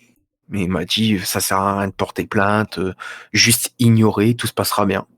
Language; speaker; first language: French; native; French